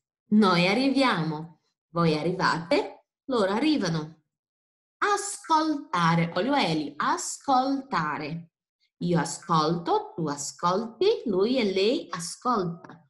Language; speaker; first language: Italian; non-native, fluent; Portuguese